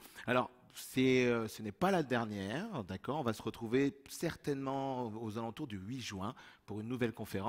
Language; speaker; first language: French; native; French